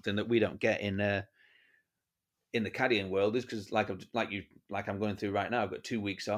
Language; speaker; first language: English; native; English